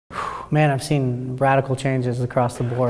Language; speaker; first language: English; native; English